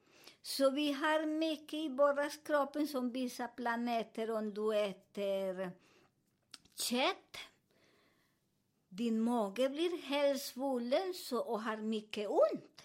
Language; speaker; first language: Swedish; non-native, learner; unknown